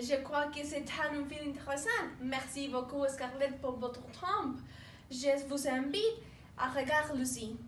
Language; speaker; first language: French; non-native, learner; Spanish